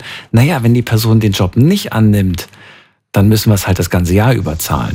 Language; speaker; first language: German; native; German